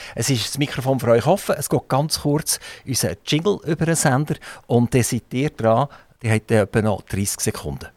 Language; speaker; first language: German; native; German